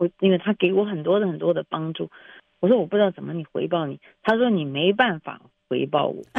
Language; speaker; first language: Chinese; native; Chinese